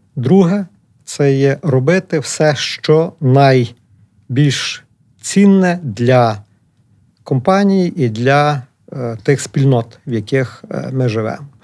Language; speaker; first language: Ukrainian; native; Ukrainian